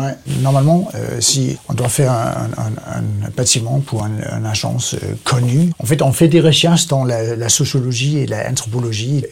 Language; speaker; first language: French; non-native, learner; Danish